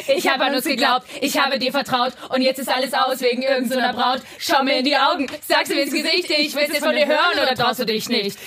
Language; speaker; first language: German; native; German